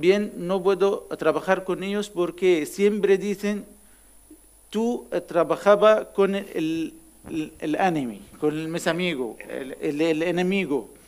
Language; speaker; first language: Spanish; non-native, learner; Arabic